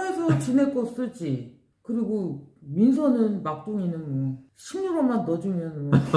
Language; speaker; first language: Korean; native; Korean